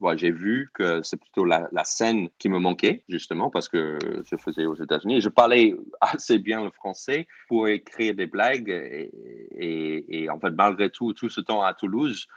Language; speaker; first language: French; non-native, fluent; English